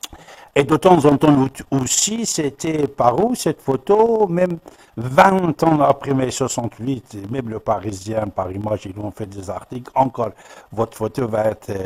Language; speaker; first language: French; non-native, fluent; Persian